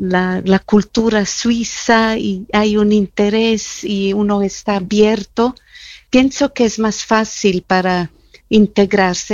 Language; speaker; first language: Spanish; non-native, fluent; German